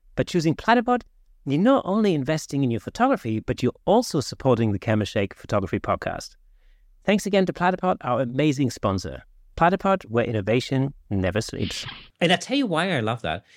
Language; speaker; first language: English; non-native, fluent; German